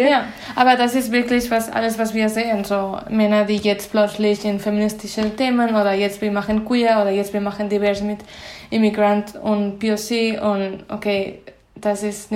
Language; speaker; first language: German; non-native, fluent; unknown